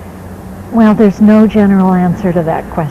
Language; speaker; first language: English; native; English